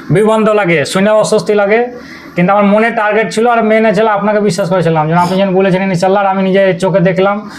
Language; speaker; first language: Bangla; native; Bangla